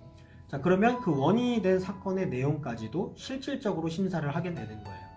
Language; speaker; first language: Korean; native; Korean